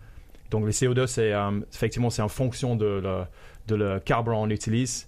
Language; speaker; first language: French; non-native, fluent; English